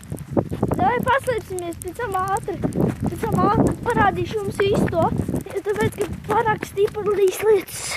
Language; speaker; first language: Latvian; non-native, local second language; Russian